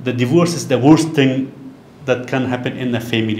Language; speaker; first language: English; non-native, learner; Persian